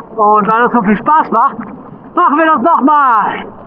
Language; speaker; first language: German; native; German